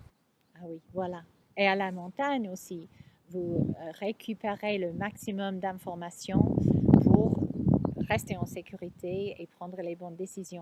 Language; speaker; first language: French; non-native, fluent; English